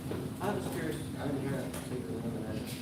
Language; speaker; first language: English; native; English